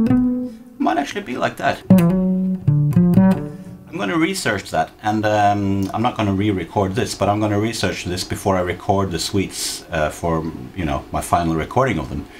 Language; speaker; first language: English; non-native, fluent; Norwegian